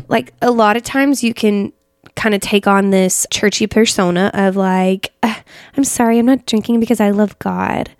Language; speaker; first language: English; native; English